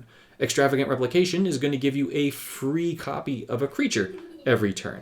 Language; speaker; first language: English; native; English